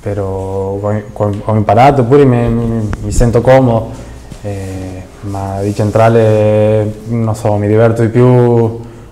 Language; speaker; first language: Italian; non-native, fluent; Spanish